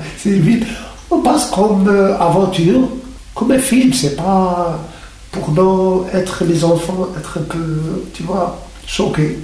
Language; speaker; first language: French; non-native, learner; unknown